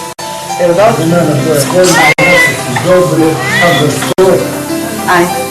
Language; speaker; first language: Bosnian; non-native, learner; Albanian